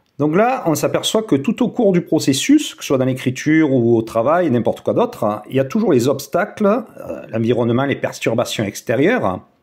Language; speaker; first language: French; native; French